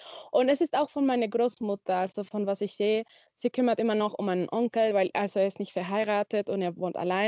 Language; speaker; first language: German; non-native, learner; Spanish